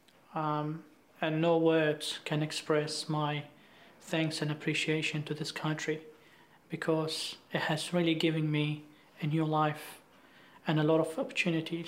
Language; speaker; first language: English; non-native, fluent; Arabic